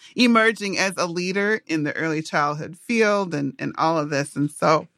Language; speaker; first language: English; native; English